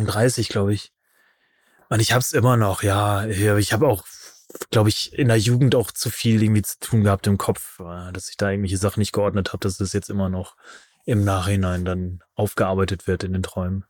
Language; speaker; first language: German; native; German